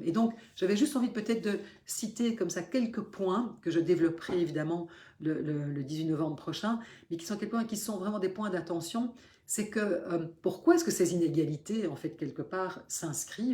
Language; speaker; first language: French; native; French